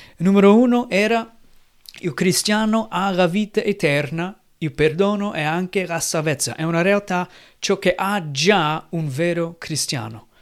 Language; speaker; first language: Italian; non-native, fluent; English